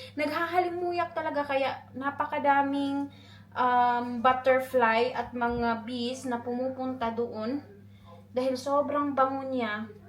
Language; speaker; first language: Filipino; non-native, local second language; Cebuano